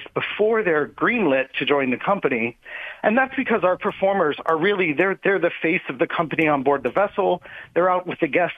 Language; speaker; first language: English; native; English